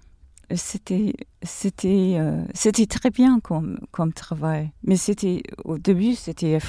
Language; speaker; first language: French; non-native, fluent; English